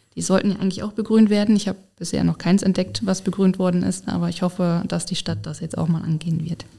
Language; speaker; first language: German; native; German